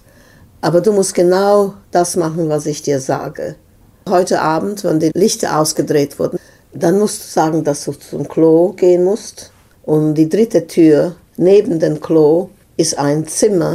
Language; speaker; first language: German; non-native, fluent; Serbian